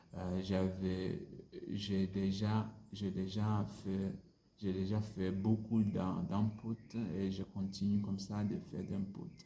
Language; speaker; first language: French; non-native, learner; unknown